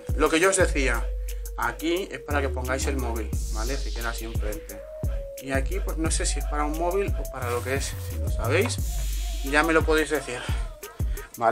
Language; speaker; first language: Spanish; native; Spanish